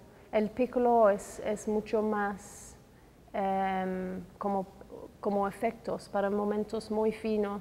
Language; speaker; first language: Spanish; non-native, fluent; English